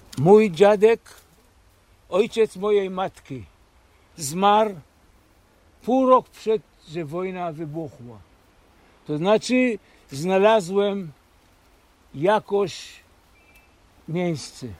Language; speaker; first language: Polish; early bilingual, heritage; Polish